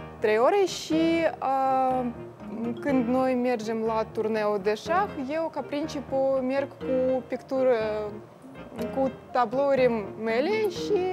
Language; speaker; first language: Romanian; non-native, learner; Russian